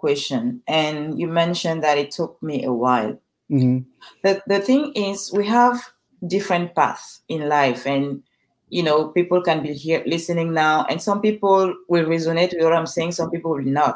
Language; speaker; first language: English; non-native, local second language; French